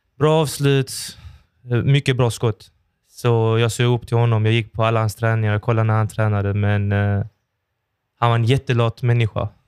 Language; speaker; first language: Swedish; early bilingual, other home language; Persian